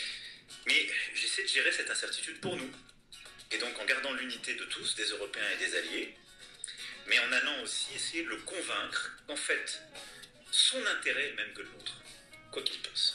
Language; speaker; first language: French; native; French